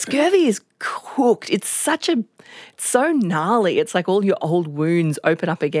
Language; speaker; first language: English; native; English